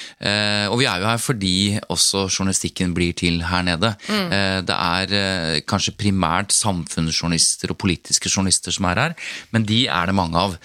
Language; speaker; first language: Norwegian; native; Norwegian